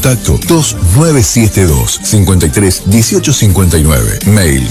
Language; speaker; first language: Spanish; native; Spanish